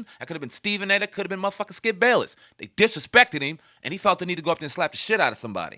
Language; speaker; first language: English; native; English